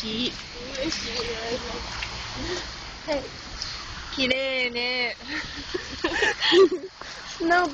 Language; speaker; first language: Japanese; non-native, learner; English